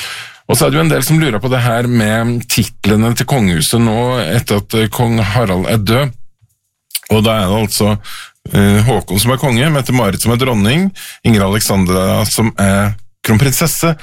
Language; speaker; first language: Norwegian; native; Norwegian